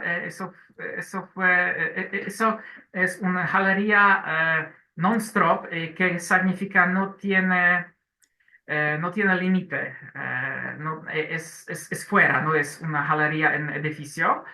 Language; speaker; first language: Spanish; non-native, learner; Polish